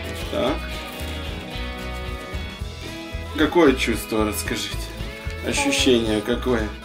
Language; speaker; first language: Russian; native; Russian